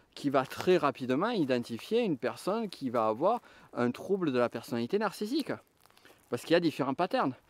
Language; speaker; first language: French; native; French